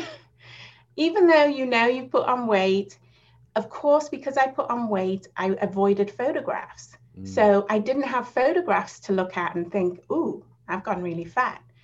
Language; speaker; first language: English; native; English